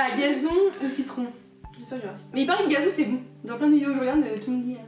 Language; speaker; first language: French; native; French